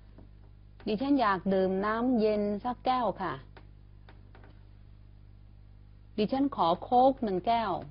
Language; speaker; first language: Thai; non-native, fluent; Chinese